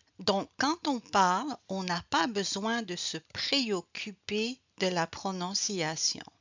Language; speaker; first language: French; native; French